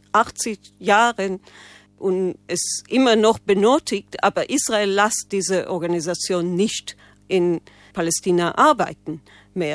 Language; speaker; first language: German; non-native, fluent; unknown